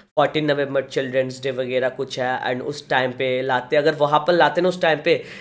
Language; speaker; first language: Hindi; native; Hindi